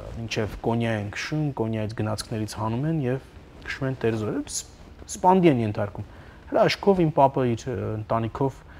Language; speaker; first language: Armenian; native; Armenian